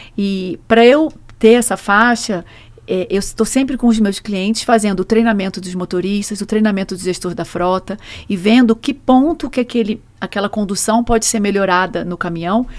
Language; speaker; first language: Portuguese; native; Portuguese